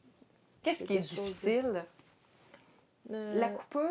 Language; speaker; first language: French; native; French